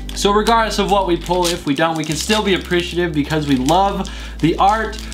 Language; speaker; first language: English; native; English